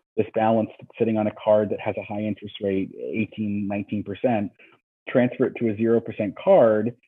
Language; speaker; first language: English; native; English